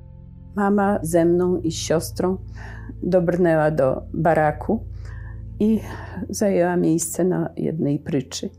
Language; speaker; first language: Polish; native; Polish